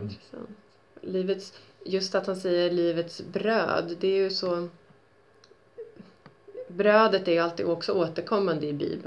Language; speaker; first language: Swedish; native; Swedish